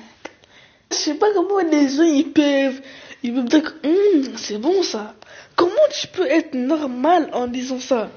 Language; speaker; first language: French; early bilingual, other home language; Arabic